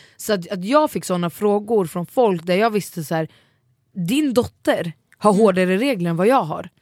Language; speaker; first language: Swedish; native; Swedish